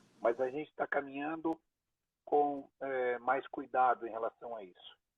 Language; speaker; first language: Portuguese; native; Portuguese